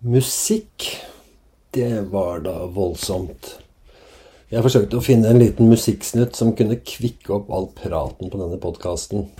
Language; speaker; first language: Norwegian; native; Norwegian